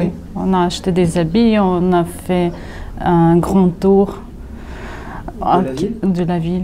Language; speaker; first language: French; non-native, fluent; Russian